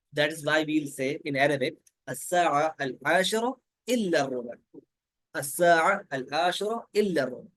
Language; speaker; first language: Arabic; non-native, learner; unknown